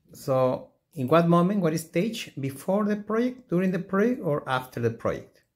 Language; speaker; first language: English; non-native, fluent; Spanish